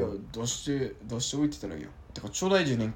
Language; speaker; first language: Japanese; native; Japanese